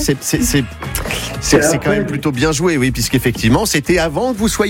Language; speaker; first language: French; native; French